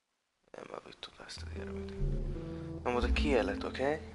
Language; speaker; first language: Finnish; non-native, fluent; Persian